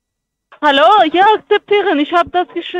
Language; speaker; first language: German; non-native, learner; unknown